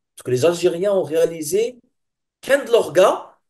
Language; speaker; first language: French; non-native, local second language; Arabic